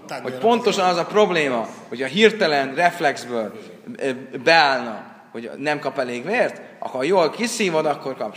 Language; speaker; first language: Hungarian; native; Hungarian